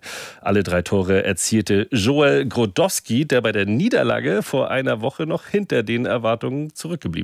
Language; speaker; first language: German; native; German